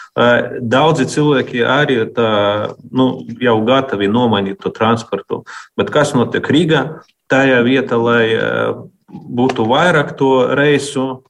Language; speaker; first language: Latvian; non-native, local second language; Russian